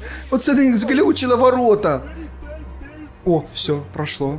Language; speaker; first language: Russian; native; Russian